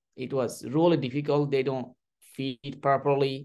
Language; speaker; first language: English; non-native, learner; Rohingya